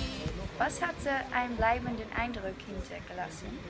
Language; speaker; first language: German; non-native, learner; Dutch